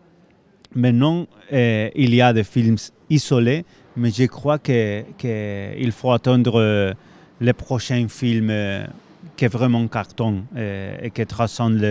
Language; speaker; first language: French; non-native, fluent; Spanish